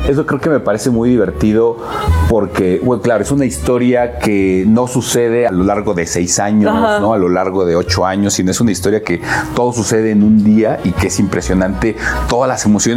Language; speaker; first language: Spanish; native; Spanish